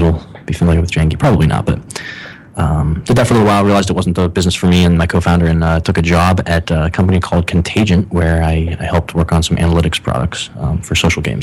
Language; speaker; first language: English; native; English